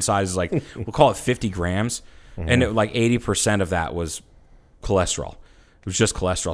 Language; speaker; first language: English; native; English